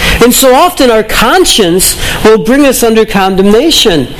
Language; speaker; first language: English; native; English